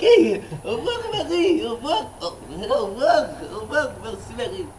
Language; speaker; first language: French; non-native, learner; English